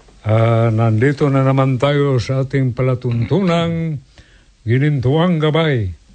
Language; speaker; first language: Filipino; non-native, local second language; Cebuano